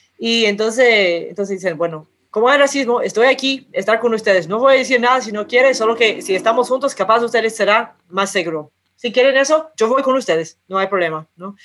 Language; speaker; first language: Spanish; non-native, fluent; English